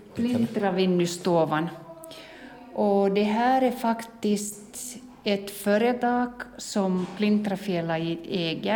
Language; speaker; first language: Swedish; non-native, fluent; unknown